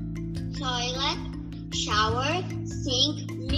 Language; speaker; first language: English; non-native, learner; Portuguese